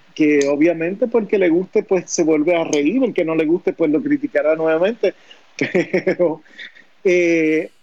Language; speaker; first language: Spanish; native; Spanish